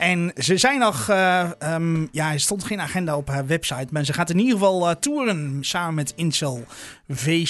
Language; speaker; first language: Dutch; native; Dutch